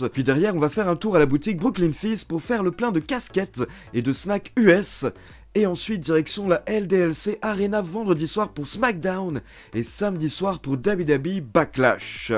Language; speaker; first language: French; native; French